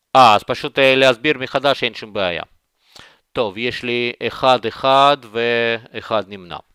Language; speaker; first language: Hebrew; non-native, fluent; Russian